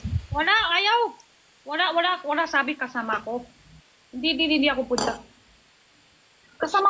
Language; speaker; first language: Filipino; non-native, learner; Chinese